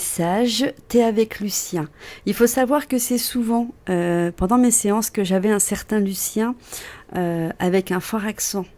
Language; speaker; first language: French; native; French